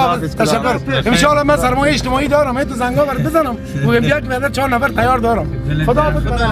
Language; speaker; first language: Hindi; non-native, local second language; Baluchi